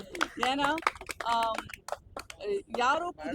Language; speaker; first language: Tamil; non-native, fluent; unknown